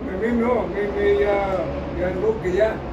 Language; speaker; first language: English; non-native, learner; Spanish